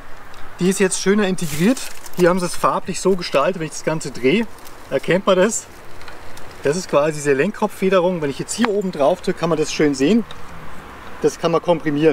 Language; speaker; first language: German; native; German